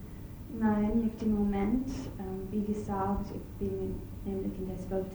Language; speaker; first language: German; non-native, learner; English